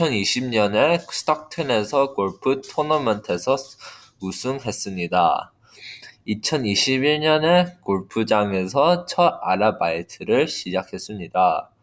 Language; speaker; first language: Korean; non-native, learner; English